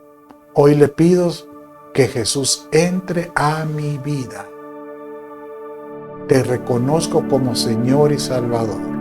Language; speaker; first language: Spanish; native; Spanish